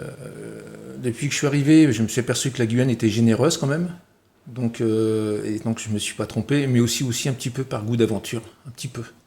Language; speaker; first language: French; native; French